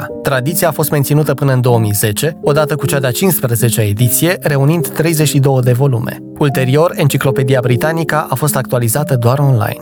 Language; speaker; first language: Romanian; native; Romanian